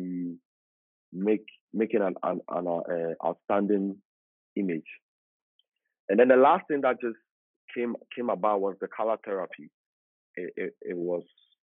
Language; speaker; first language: English; non-native, local second language; Akan